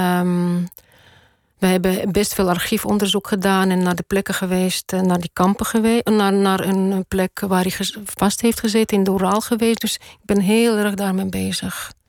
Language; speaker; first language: Dutch; non-native, fluent; Russian